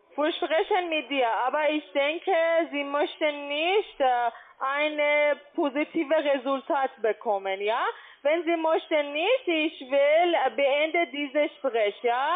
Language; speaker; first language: German; non-native, learner; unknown